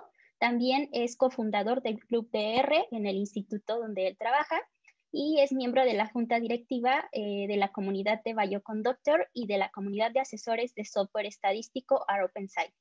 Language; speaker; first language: Spanish; native; Spanish